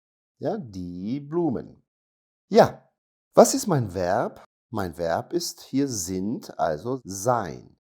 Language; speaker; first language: German; non-native, fluent; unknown